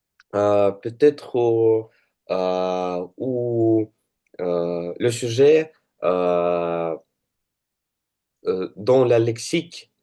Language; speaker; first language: French; non-native, learner; Russian